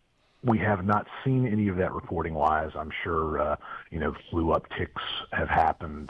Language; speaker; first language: English; native; English